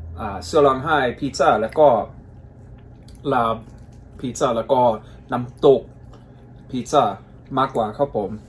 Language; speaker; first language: Thai; non-native, learner; English